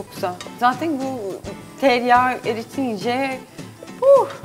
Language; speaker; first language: Turkish; non-native, learner; Portuguese